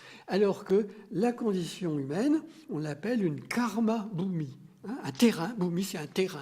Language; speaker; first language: French; native; French